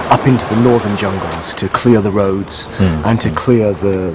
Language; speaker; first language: English; native; English